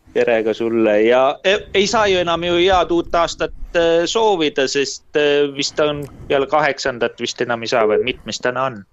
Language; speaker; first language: Estonian; native; Estonian